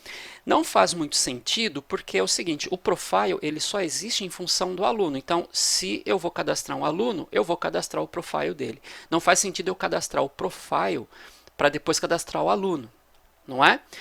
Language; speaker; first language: Portuguese; native; Portuguese